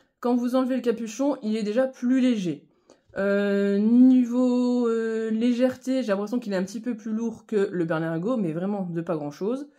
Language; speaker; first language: French; native; French